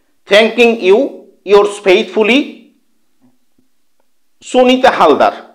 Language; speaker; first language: English; non-native, local second language; Bangla